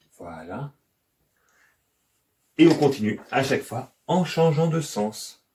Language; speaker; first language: French; native; French